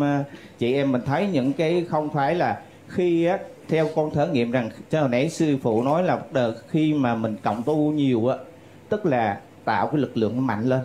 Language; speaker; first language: Vietnamese; native; Vietnamese